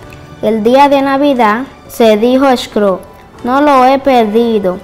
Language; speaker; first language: Spanish; native; Spanish